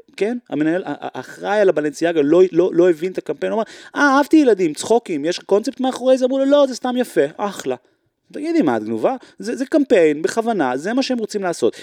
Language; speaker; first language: Hebrew; native; Hebrew